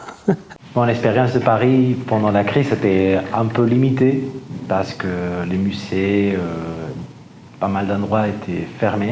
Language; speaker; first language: French; non-native, fluent; Spanish